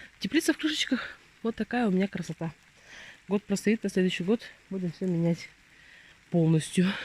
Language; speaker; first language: Russian; native; Russian